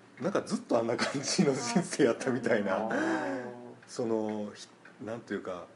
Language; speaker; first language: Japanese; native; Japanese